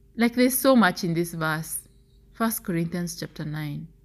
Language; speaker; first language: English; non-native, local second language; Swahili